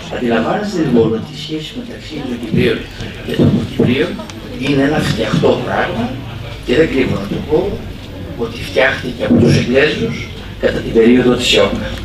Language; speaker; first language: Greek; native; Greek